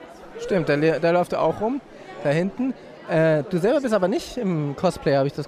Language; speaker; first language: German; native; German